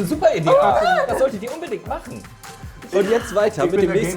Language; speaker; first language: German; native; German